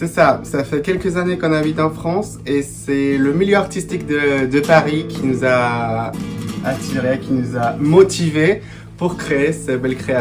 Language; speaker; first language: French; non-native, fluent; Spanish